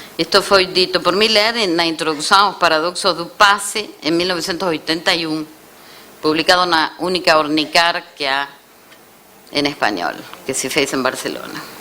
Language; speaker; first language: Portuguese; non-native, fluent; Spanish